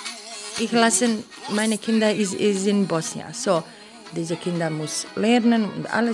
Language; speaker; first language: German; non-native, learner; Bosnian